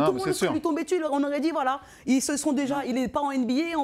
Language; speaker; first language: French; native; French